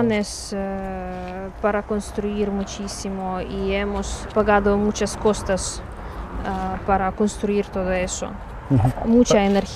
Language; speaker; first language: Spanish; non-native, learner; Ukrainian